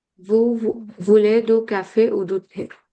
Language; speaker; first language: French; non-native, learner; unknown